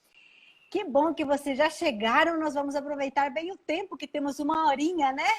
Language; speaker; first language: Portuguese; native; Portuguese